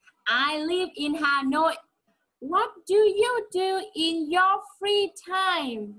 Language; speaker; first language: English; non-native, fluent; Vietnamese